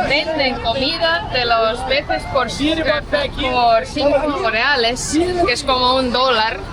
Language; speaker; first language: Spanish; non-native, fluent; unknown